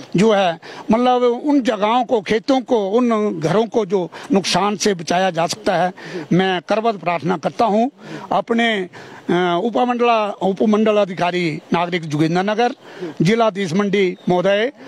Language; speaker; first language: Hindi; native; Hindi